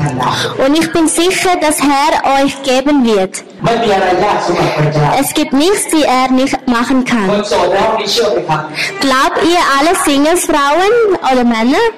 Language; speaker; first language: German; non-native, learner; Thai